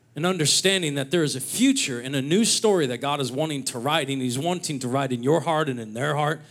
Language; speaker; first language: English; native; English